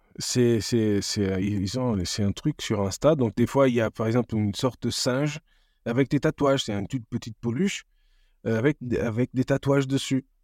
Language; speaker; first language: French; non-native, fluent; Portuguese